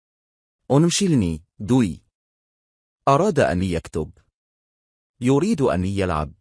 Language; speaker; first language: Arabic; non-native, fluent; Bangla